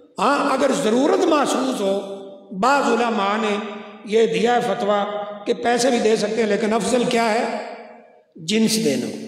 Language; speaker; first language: Urdu; non-native, local second language; Punjabi